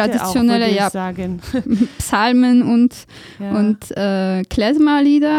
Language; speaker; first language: German; non-native, fluent; Polish